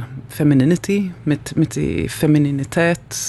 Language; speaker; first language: German; non-native, learner; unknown